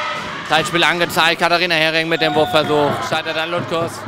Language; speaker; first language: German; native; German